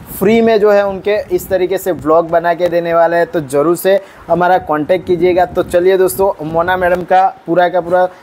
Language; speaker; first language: Hindi; non-native, local second language; Gujarati